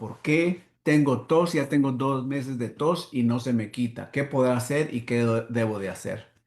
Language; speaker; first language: Spanish; native; Spanish